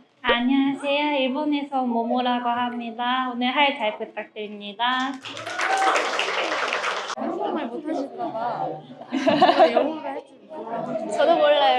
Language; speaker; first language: Korean; early bilingual, heritage; Japanese